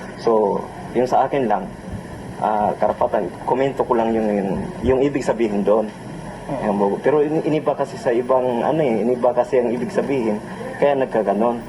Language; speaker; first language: Filipino; non-native, local second language; Cebuano